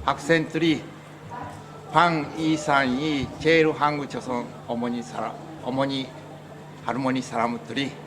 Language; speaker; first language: Korean; non-native, learner; Japanese